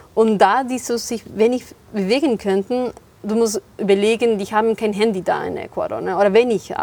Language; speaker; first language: German; non-native, fluent; Spanish